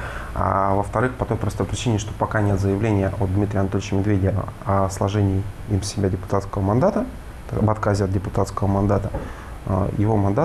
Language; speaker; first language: Russian; native; Russian